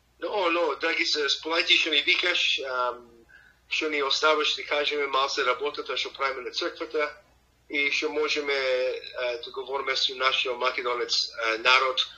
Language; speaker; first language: Macedonian; early bilingual, heritage; Macedonian